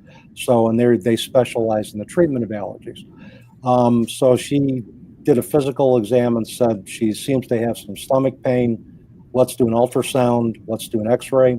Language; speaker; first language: English; native; English